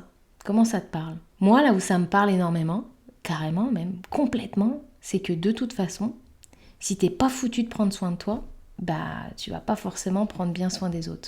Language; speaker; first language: French; native; French